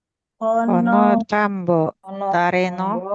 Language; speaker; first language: Japanese; non-native, learner; Indonesian